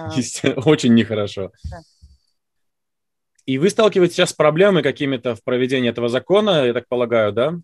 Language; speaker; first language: Russian; native; Russian